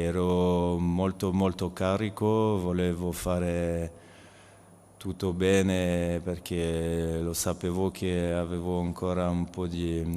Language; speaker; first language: Italian; non-native, learner; French